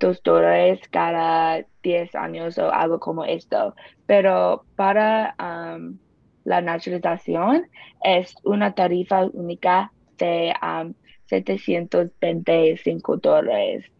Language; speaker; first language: Spanish; non-native, learner; English